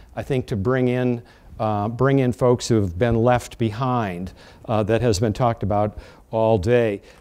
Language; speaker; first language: English; native; English